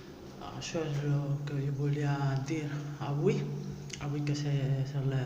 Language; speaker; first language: Catalan; non-native, learner; French